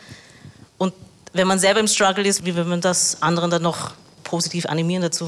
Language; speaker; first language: German; early bilingual, other home language; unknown